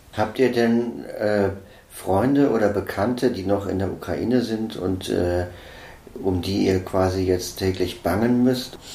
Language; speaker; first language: German; native; German